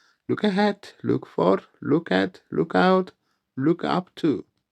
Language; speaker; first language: English; non-native, learner; Turkish